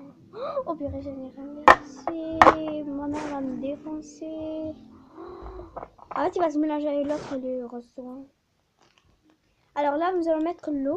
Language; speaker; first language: French; native; French